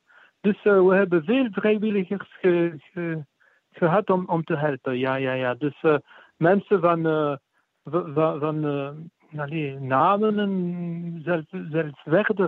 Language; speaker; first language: Dutch; non-native, fluent; French